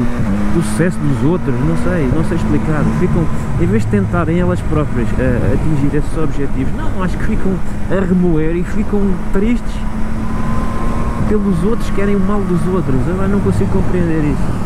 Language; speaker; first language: Portuguese; native; Portuguese